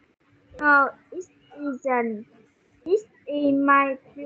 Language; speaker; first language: English; non-native, learner; Vietnamese